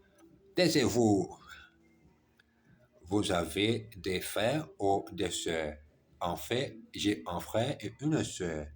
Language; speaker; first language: French; non-native, learner; German